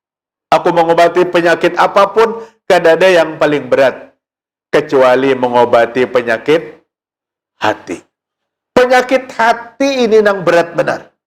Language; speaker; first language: Indonesian; non-native, local second language; Banjar